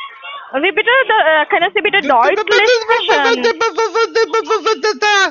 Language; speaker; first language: German; non-native, learner; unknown